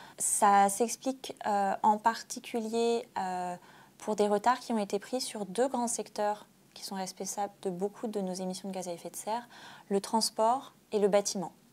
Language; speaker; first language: French; native; French